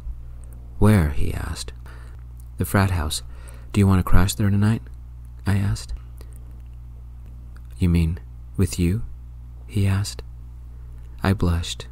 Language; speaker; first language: English; native; English